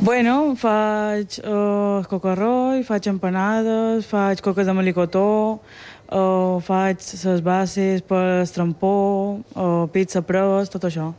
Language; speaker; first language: Catalan; non-native, local second language; Spanish